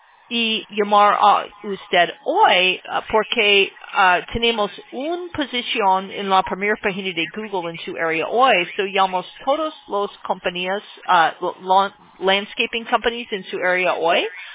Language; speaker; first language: Spanish; non-native, learner; English